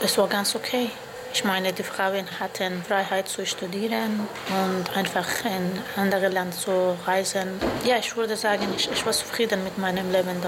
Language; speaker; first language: German; non-native, fluent; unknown